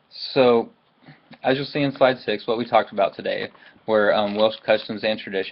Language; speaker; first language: English; native; English